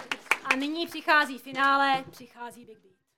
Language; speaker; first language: Czech; native; Czech